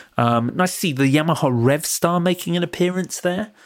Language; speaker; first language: English; native; English